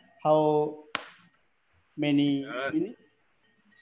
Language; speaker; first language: English; non-native, learner; Indonesian